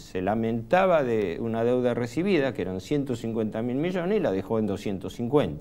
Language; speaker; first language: Spanish; native; Spanish